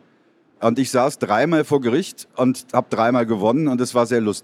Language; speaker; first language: German; native; German